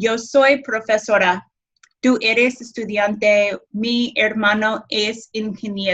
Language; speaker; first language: Spanish; non-native, fluent; English